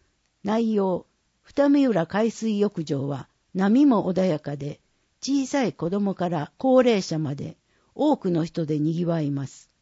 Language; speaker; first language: Japanese; native; Japanese